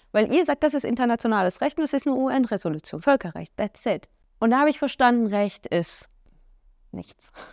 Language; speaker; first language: German; early bilingual, other home language; Arabic